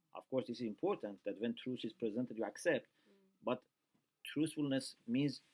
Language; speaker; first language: English; non-native, fluent; Persian